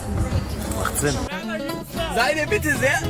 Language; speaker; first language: German; native; German